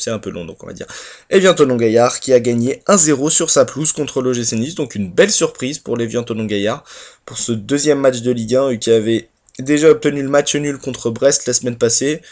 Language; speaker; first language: French; native; French